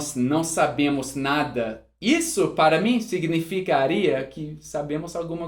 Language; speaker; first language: Portuguese; non-native, fluent; English